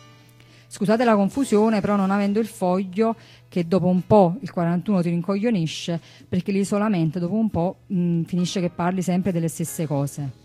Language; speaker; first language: Italian; native; Italian